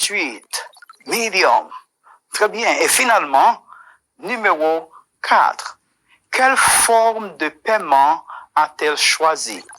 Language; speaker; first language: French; non-native, fluent; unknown